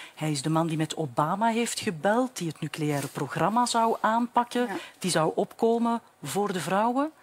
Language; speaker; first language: Dutch; native; Dutch